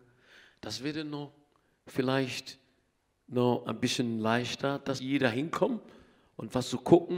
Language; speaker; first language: German; non-native, learner; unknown